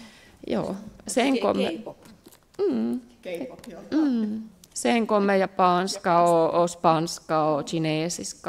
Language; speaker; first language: Swedish; non-native, local second language; Finnish